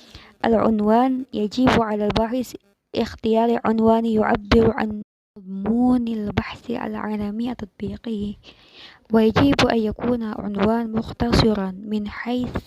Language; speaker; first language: Arabic; non-native, learner; Indonesian